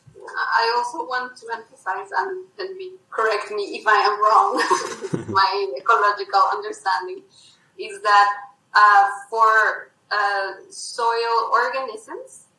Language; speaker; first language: English; non-native, fluent; Spanish